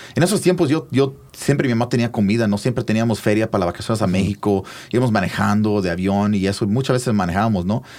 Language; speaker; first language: Spanish; early bilingual, heritage; Spanish